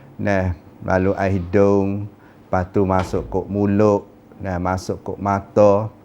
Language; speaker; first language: Malay; native; Malay